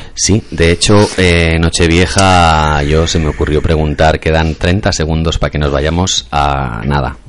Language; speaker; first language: Spanish; non-native, local second language; Catalan